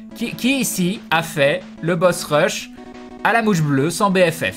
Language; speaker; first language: French; native; French